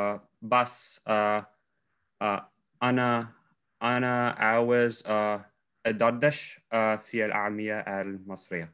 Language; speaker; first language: Arabic; non-native, learner; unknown